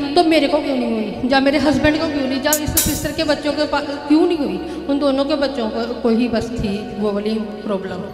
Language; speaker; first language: Hindi; native; Hindi